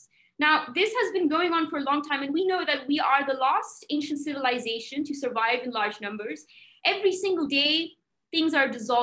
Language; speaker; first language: English; native; English